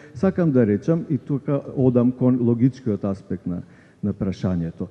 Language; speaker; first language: Macedonian; native; Macedonian